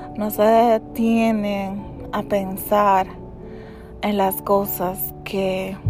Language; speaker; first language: Spanish; early bilingual, heritage; Spanish